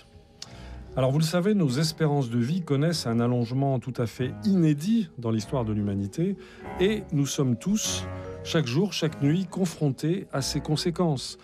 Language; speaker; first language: French; native; French